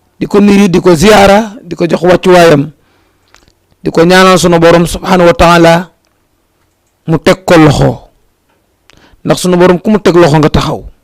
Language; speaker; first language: Wolof; native; Wolof